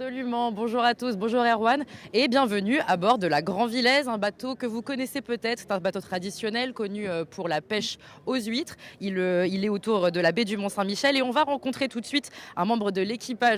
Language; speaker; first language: French; native; French